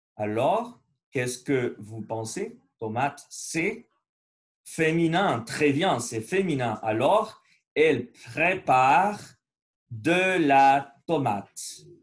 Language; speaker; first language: French; non-native, learner; Spanish